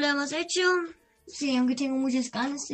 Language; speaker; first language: Spanish; early bilingual, heritage; Spanish